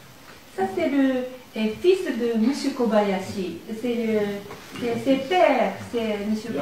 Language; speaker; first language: French; non-native, learner; Japanese